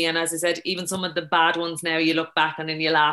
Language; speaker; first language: English; native; English